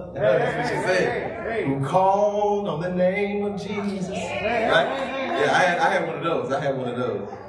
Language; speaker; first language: English; native; English